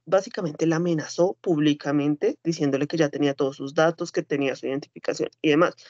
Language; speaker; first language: Spanish; native; Spanish